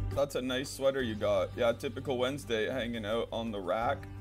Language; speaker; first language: English; native; English